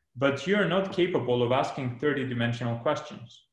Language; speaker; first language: English; non-native, fluent; Greek